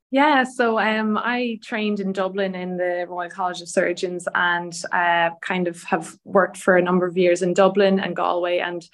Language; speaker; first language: English; native; English